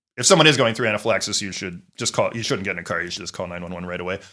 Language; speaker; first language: English; native; English